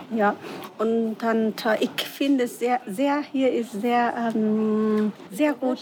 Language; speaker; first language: German; non-native, learner; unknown